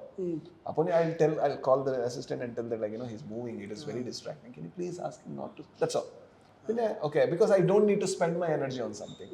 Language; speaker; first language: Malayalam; non-native, learner; Kannada